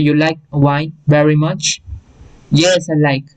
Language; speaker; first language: English; non-native, fluent; Spanish